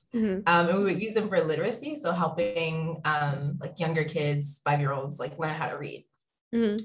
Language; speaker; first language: English; native; English